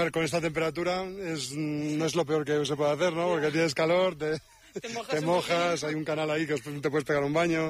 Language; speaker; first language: Spanish; native; Spanish